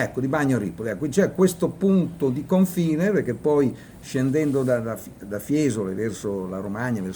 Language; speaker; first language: Italian; native; Italian